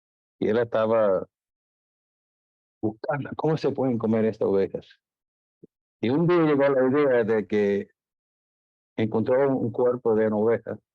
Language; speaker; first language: Spanish; non-native, fluent; English